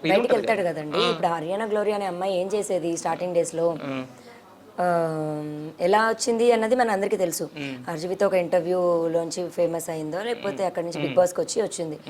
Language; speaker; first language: Telugu; native; Telugu